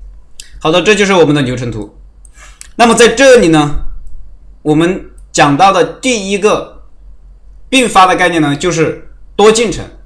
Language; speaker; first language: Chinese; native; Chinese